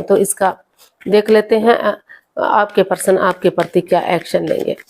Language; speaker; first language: Hindi; native; Hindi